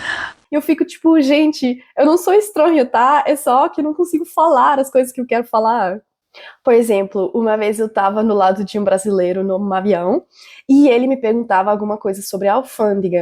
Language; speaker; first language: Portuguese; non-native, fluent; German